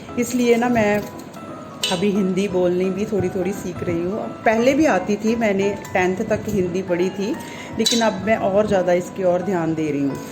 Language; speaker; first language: Hindi; non-native, local second language; Punjabi